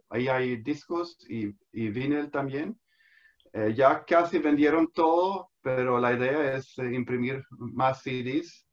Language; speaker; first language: Spanish; non-native, fluent; Swedish